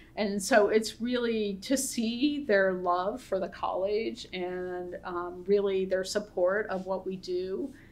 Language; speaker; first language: English; native; English